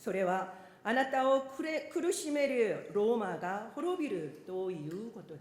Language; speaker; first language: Japanese; non-native, fluent; Korean